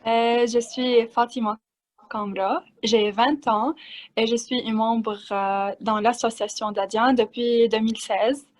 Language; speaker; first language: French; non-native, learner; Arabic